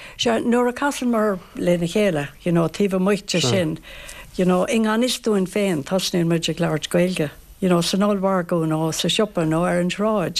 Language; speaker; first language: Irish; non-native, local second language; English